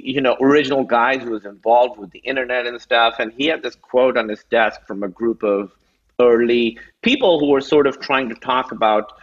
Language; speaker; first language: English; non-native, local second language; Urdu